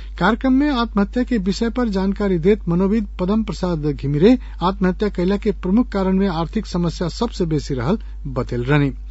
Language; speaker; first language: Bhojpuri; non-native, local second language; Nepali